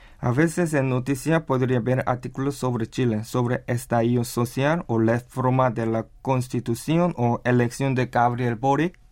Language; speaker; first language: Spanish; non-native, learner; Korean